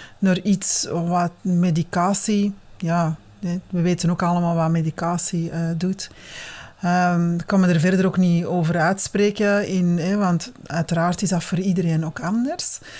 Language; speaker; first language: Dutch; native; Dutch